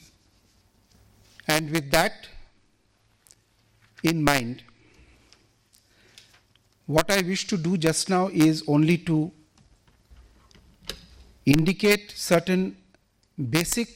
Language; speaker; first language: English; non-native, local second language; Bangla